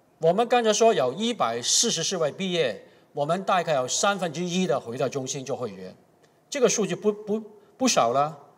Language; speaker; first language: Chinese; non-native, local second language; Cantonese